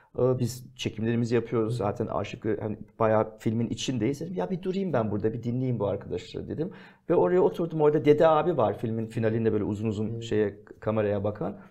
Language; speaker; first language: Turkish; early bilingual, heritage; Turkish